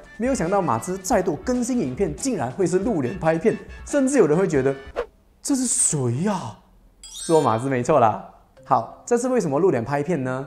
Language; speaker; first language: Chinese; native; Chinese